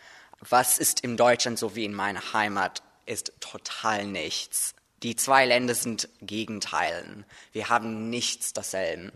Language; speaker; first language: German; non-native, learner; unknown